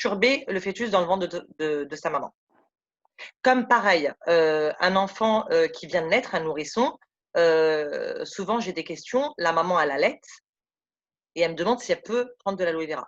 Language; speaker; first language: French; native; French